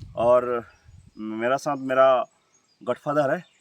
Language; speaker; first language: Hindi; non-native, local second language; Bangla